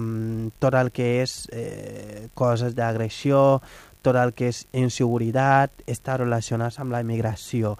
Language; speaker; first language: Catalan; non-native, fluent; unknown